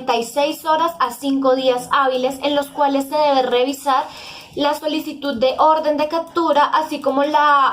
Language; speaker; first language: Spanish; native; Spanish